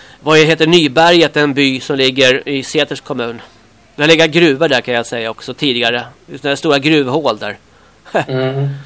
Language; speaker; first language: Swedish; native; Swedish